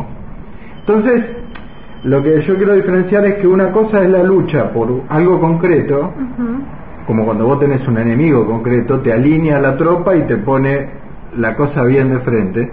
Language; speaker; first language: Spanish; native; Spanish